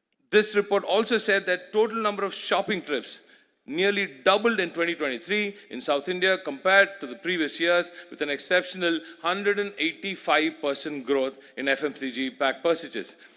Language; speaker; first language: English; non-native, local second language; Tamil